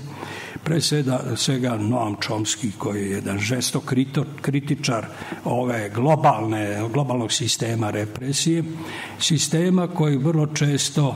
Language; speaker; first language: Serbian; native; Serbian